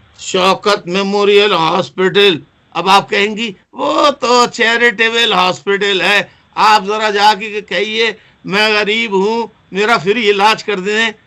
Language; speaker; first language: Urdu; native; Urdu